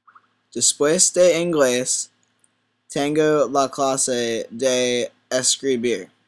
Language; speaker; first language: Spanish; non-native, learner; English